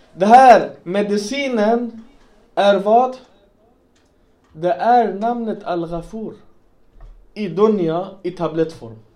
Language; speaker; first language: Swedish; non-native, local second language; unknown